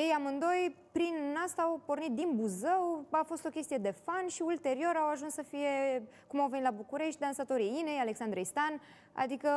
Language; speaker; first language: Romanian; native; Romanian